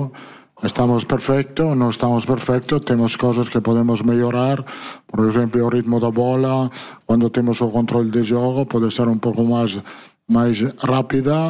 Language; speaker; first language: Portuguese; non-native, learner; Italian